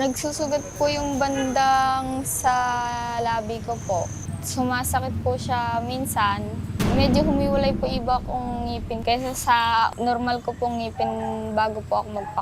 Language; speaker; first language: Filipino; native; Filipino